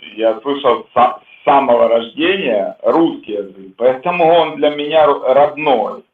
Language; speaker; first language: Russian; native; Russian